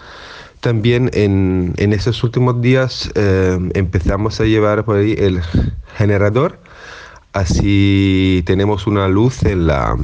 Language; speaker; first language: Spanish; non-native, fluent; Italian